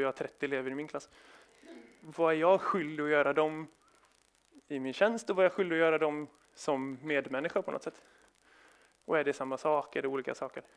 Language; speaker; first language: Swedish; native; Swedish